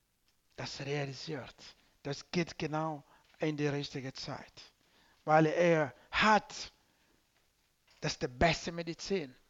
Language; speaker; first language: German; non-native, learner; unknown